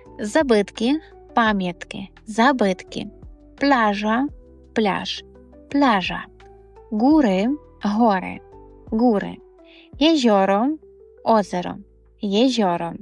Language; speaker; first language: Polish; non-native, fluent; Ukrainian